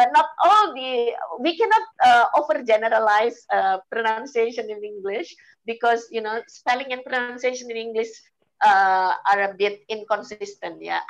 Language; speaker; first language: English; non-native, fluent; Indonesian